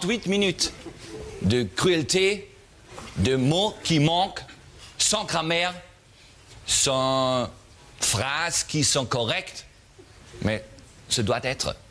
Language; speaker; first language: French; non-native, learner; German